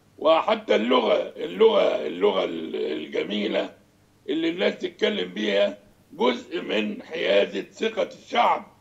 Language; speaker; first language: Arabic; native; Arabic